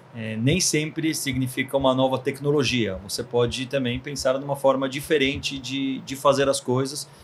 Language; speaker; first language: Portuguese; early bilingual, other home language; Hebrew